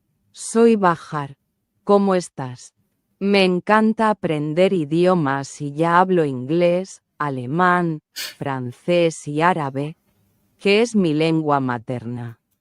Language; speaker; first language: Spanish; non-native, learner; Arabic